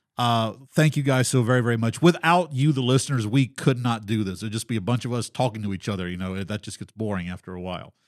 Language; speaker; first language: English; native; English